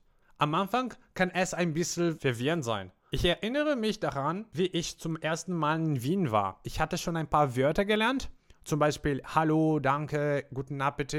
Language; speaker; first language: German; non-native, fluent; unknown